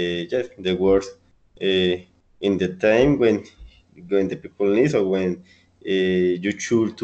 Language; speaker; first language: English; non-native, learner; Spanish